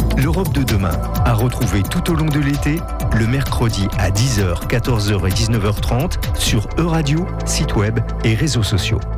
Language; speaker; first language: French; native; French